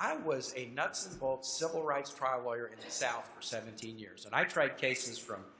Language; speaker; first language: English; native; English